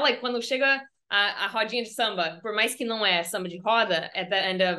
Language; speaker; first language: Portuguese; non-native, fluent; English